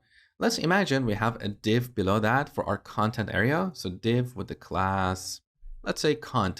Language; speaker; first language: English; native; English